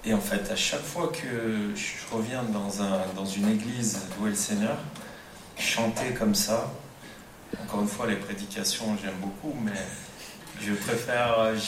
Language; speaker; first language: French; native; French